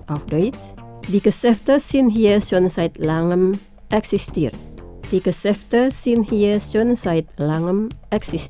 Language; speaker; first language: German; non-native, learner; Indonesian